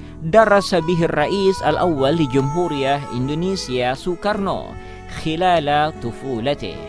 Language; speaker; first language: Arabic; non-native, fluent; Indonesian